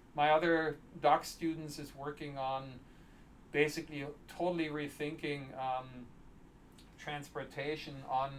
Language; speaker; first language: English; non-native, fluent; German